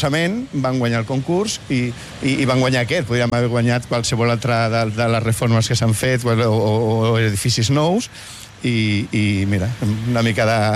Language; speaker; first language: Catalan; native; Catalan